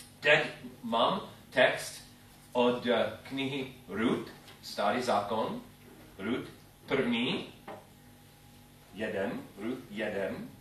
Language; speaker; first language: Czech; non-native, learner; English